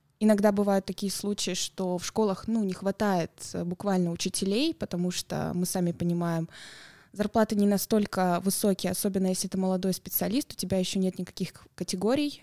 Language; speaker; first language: Russian; native; Russian